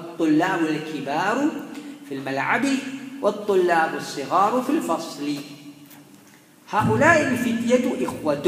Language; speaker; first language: Arabic; non-native, fluent; French